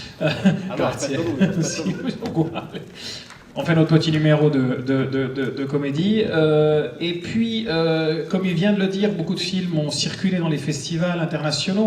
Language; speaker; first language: French; native; French